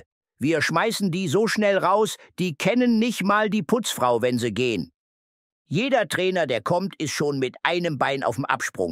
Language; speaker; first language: German; native; German